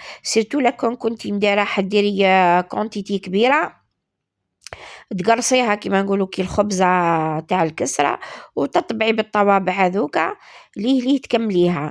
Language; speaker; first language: Arabic; native; Arabic